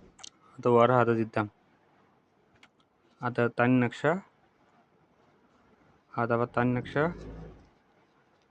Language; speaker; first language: Arabic; non-native, learner; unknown